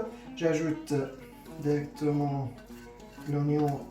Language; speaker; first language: French; non-native, fluent; Arabic